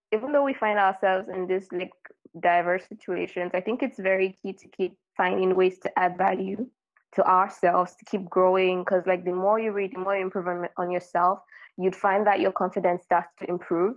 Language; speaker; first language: English; non-native, local second language; Yoruba